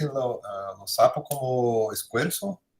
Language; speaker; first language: Spanish; non-native, fluent; Portuguese